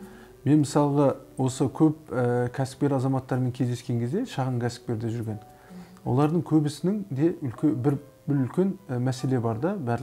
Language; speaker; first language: Kazakh; native; Kazakh